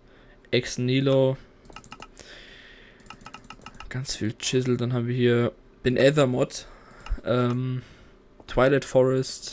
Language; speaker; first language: German; native; German